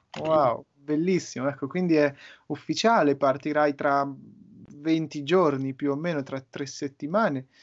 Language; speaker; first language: Italian; native; Italian